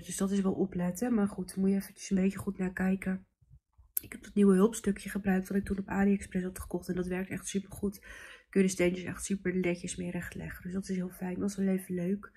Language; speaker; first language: Dutch; native; Dutch